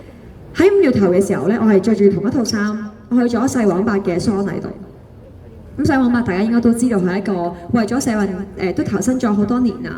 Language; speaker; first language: Cantonese; native; Cantonese